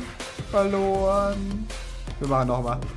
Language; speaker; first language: German; native; German